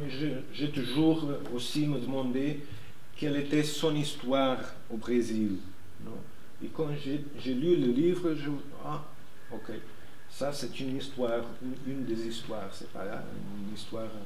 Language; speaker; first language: French; non-native, fluent; Portuguese